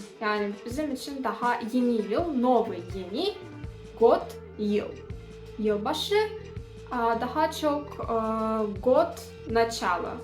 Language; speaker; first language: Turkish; non-native, fluent; Russian